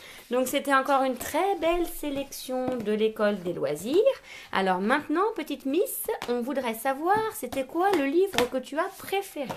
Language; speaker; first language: French; native; French